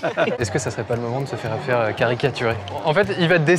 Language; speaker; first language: French; native; French